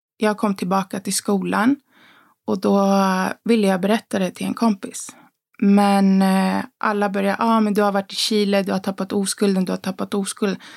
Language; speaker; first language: Swedish; early bilingual, other home language; Spanish